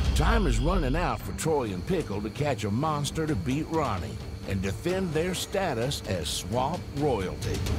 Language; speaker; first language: English; native; English